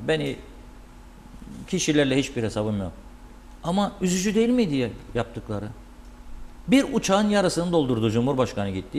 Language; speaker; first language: Turkish; native; Turkish